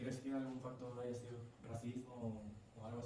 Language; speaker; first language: Spanish; native; Spanish